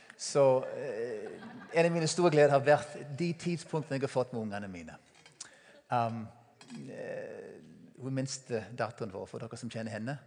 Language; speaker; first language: Norwegian; non-native, fluent; English